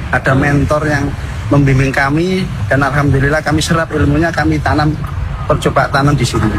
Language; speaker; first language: Indonesian; non-native, local second language; Javanese